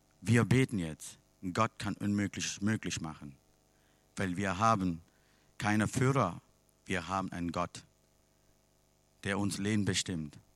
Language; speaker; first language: German; non-native, learner; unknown